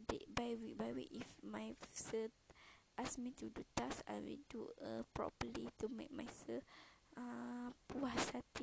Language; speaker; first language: English; non-native, learner; Malay